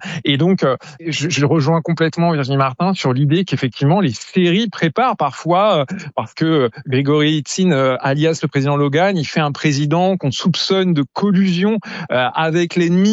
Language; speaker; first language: French; native; French